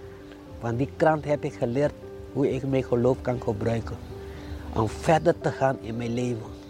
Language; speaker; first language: Dutch; non-native, fluent; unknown